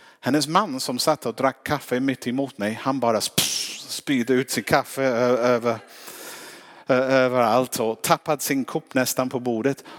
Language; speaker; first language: Swedish; non-native, fluent; English